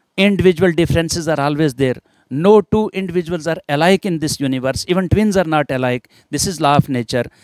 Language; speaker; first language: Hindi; non-native, local second language; Gujari